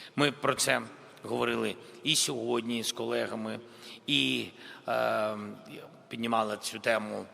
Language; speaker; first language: Ukrainian; non-native, local second language; Russian